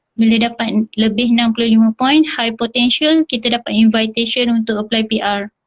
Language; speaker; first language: Malay; native; Malay